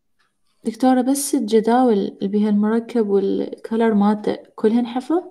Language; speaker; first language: Arabic; native; Arabic